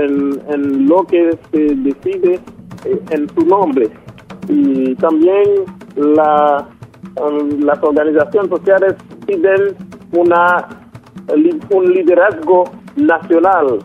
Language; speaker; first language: Spanish; non-native, local second language; Haitian Creole